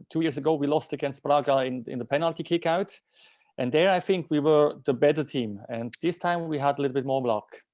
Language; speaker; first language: English; non-native, fluent; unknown